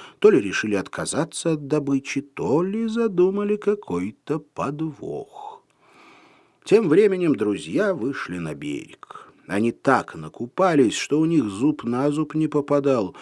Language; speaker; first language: Russian; native; Russian